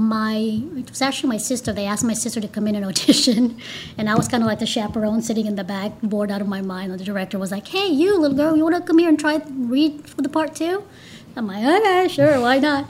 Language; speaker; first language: English; non-native, local second language; Cebuano